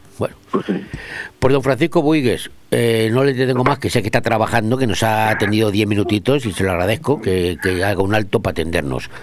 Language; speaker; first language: Spanish; native; Spanish